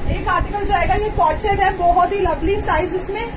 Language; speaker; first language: Hindi; native; Hindi